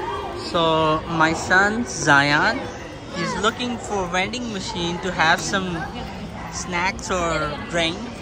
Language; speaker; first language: English; non-native, local second language; Urdu